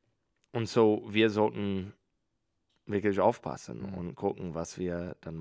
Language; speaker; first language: German; non-native, learner; English